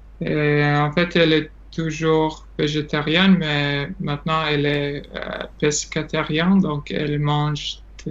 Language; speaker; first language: French; non-native, learner; Latvian